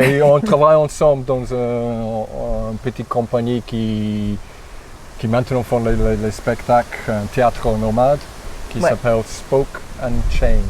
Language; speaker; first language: French; non-native, fluent; English